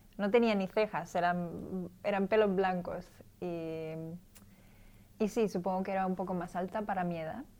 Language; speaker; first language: Spanish; early bilingual, other home language; English